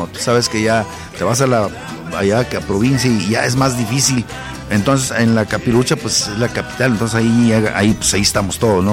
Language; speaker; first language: Spanish; native; Spanish